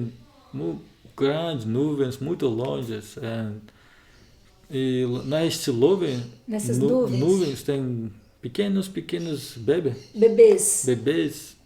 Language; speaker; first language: Portuguese; non-native, learner; Russian